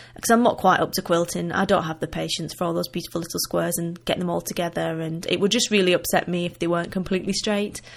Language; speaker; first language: English; native; English